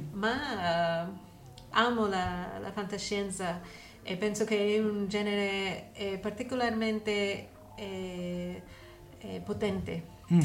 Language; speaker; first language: Italian; non-native, learner; English